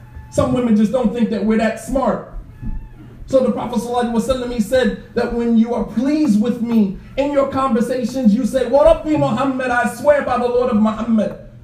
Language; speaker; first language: English; native; English